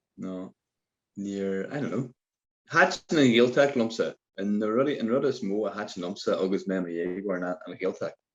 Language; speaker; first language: Irish; non-native, local second language; English